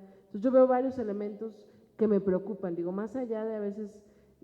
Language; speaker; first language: Spanish; native; Spanish